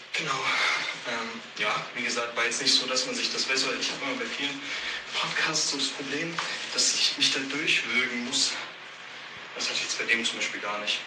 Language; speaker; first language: German; native; German